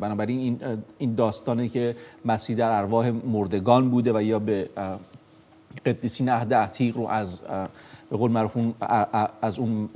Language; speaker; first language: Persian; native; Persian